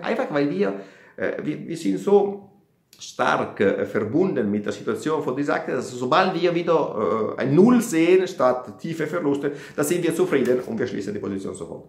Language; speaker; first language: German; non-native, fluent; Italian